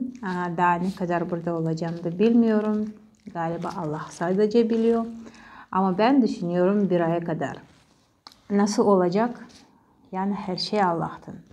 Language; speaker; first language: Turkish; non-native, learner; Russian